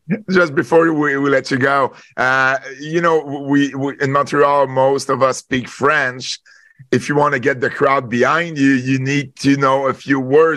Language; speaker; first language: English; non-native, fluent; French